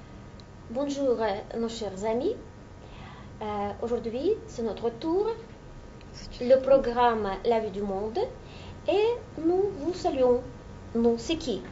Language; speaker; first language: French; non-native, fluent; Russian